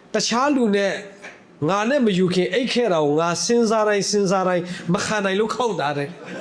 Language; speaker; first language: Burmese; non-native, local second language; Hakha Chin